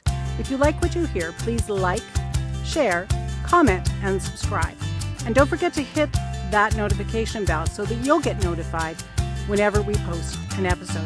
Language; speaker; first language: English; native; English